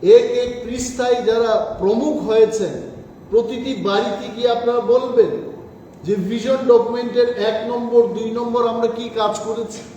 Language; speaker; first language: Bangla; non-native, local second language; Kok Borok